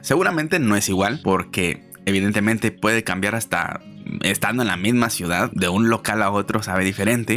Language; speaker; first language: Spanish; native; Spanish